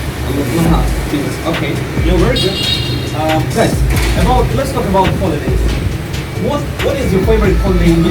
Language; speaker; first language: English; non-native, learner; Russian